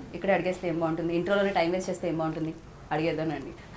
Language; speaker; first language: Telugu; native; Telugu